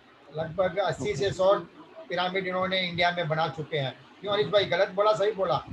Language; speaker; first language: Hindi; native; Hindi